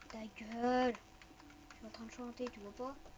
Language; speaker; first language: French; native; French